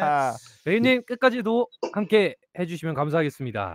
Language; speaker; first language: Korean; native; Korean